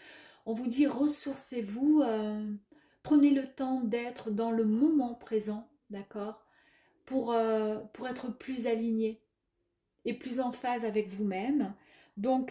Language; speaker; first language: French; native; French